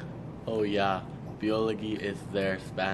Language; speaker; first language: German; non-native, learner; English